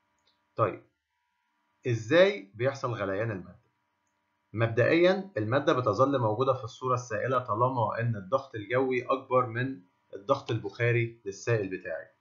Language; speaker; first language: Arabic; native; Arabic